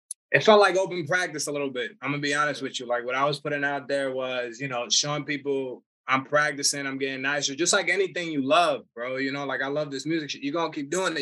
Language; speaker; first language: English; early bilingual, other home language; Spanish